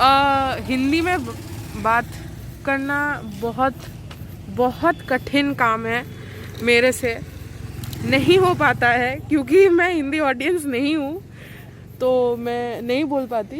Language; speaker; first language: Hindi; non-native, local second language; Bangla